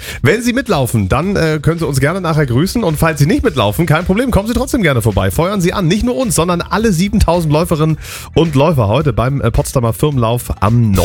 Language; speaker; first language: German; native; German